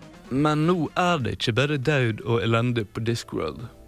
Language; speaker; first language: Norwegian; native; Norwegian